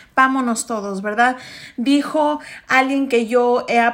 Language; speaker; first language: Spanish; early bilingual, heritage; Spanish